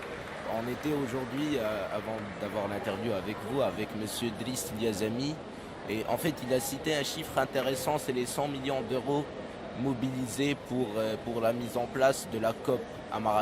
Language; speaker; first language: French; non-native, local second language; Arabic